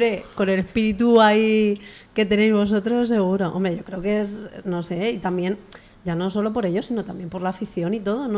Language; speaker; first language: Spanish; native; Spanish